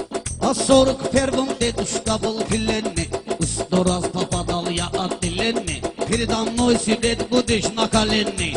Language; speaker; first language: Russian; non-native, learner; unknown